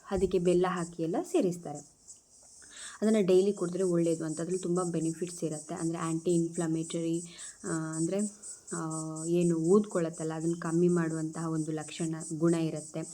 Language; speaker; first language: Kannada; non-native, local second language; Tulu